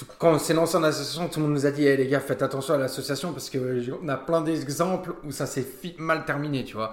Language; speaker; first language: French; native; French